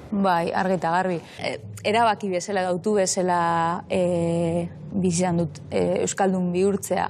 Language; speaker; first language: Basque; non-native, local second language; Spanish